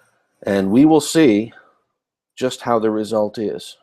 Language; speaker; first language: English; native; English